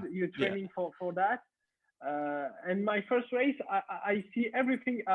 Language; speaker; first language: English; non-native, learner; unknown